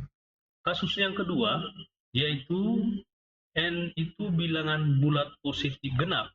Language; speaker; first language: Indonesian; native; Indonesian